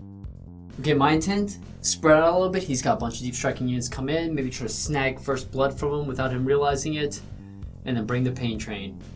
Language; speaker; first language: English; native; English